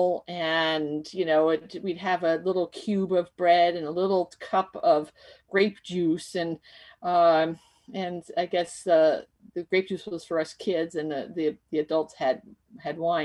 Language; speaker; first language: English; native; English